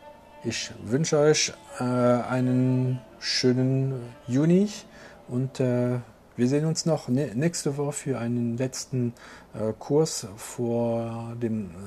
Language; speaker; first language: German; non-native, local second language; French